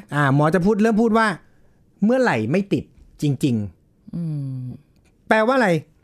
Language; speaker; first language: Thai; native; Thai